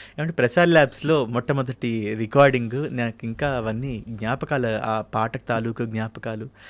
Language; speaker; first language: Telugu; native; Telugu